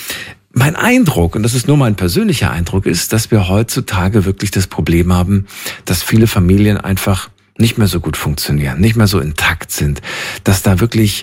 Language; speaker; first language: German; native; German